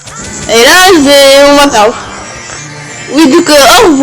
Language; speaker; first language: French; early bilingual, other home language; Romanian